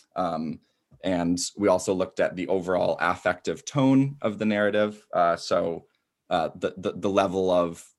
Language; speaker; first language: English; native; English